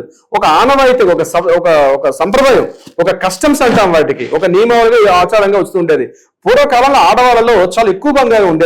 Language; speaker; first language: Telugu; native; Telugu